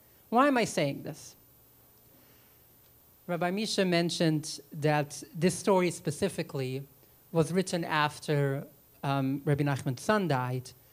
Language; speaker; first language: English; early bilingual, other home language; Yiddish